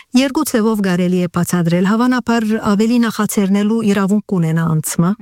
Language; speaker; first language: Armenian; early bilingual, heritage; Armenian